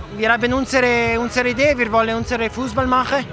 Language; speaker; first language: German; non-native, learner; Italian